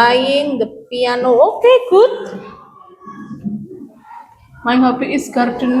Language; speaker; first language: English; non-native, learner; Indonesian